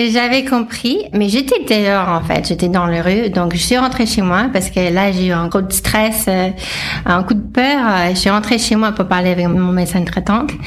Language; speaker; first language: French; non-native, fluent; English